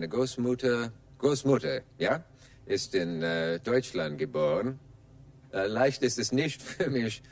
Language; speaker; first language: German; non-native, learner; English